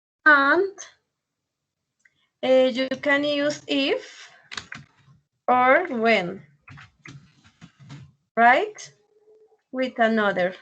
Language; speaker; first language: English; non-native, learner; Spanish